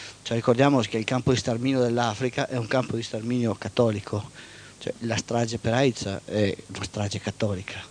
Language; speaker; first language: Italian; native; Italian